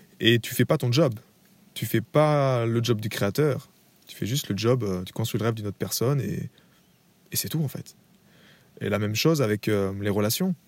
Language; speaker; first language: French; native; French